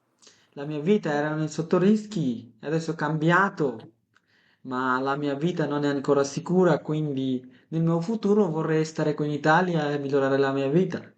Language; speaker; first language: Italian; non-native, fluent; Bangla